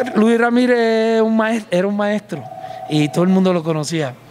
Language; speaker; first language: Spanish; early bilingual, heritage; Spanish